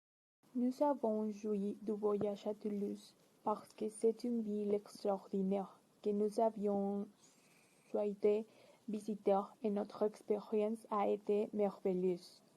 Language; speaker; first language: French; non-native, learner; Spanish